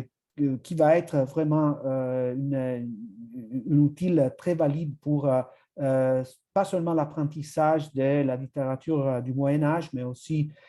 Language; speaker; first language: French; non-native, fluent; Italian